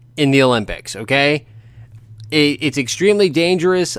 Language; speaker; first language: English; native; English